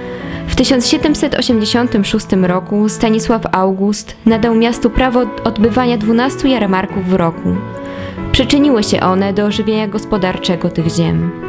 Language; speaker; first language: Polish; native; Polish